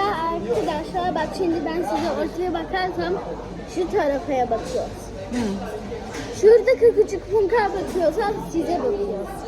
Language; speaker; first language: Turkish; early bilingual, heritage; Turkish